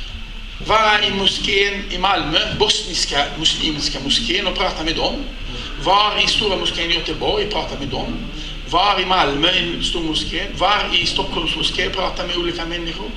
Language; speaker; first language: Swedish; non-native, fluent; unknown